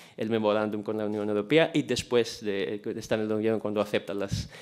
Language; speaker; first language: Spanish; non-native, fluent; Greek